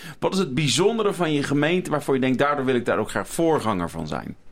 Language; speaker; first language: Dutch; native; Dutch